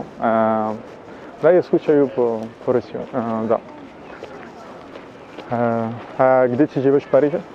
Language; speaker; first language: Russian; non-native, learner; French